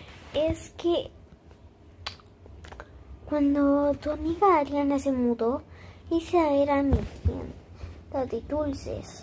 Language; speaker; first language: Spanish; native; Spanish